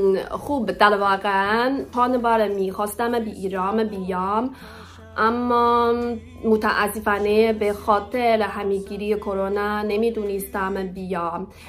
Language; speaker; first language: Persian; non-native, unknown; Chinese